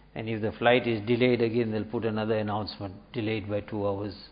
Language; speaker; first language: English; native; English